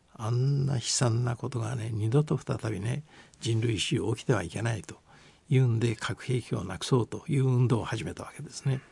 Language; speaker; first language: Japanese; native; Japanese